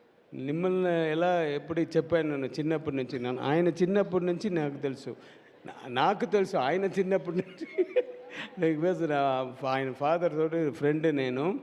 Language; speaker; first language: Telugu; non-native, learner; Tamil